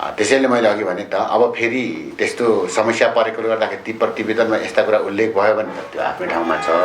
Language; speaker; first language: Nepali; non-native, local second language; Limbu